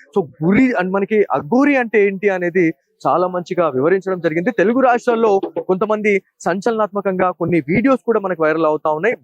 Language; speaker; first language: Telugu; native; Telugu